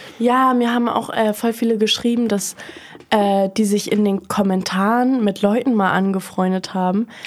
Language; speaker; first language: German; native; German